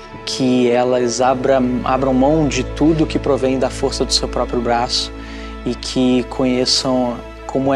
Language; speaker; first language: Portuguese; native; Portuguese